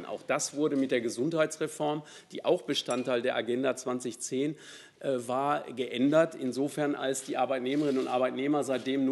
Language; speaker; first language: German; native; German